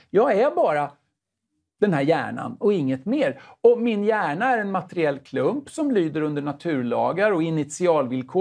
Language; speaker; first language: Swedish; native; Swedish